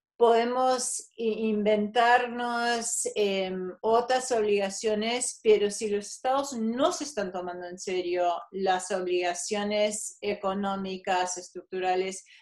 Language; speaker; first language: Spanish; non-native, fluent; English